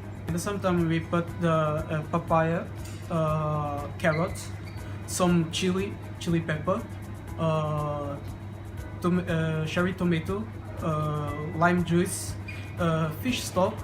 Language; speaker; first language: English; non-native, learner; Portuguese